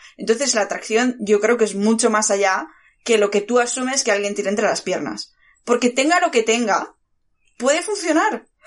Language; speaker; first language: Spanish; early bilingual, other home language; Bulgarian